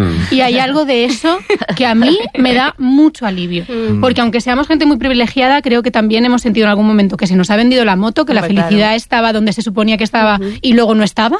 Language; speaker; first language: Spanish; native; Spanish